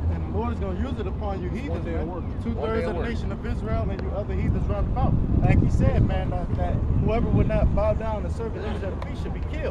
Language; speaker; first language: English; native; English